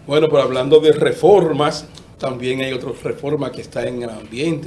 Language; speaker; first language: Spanish; native; Spanish